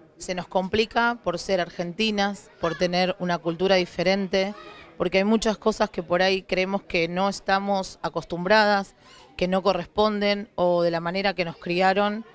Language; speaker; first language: Spanish; native; Spanish